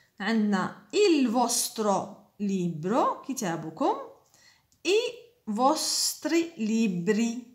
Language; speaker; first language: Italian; non-native, fluent; Arabic